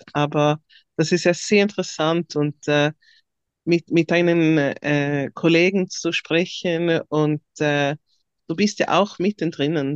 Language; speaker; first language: German; non-native, fluent; Swedish